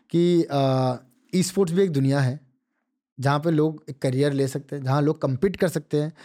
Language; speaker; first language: Hindi; non-native, local second language; Odia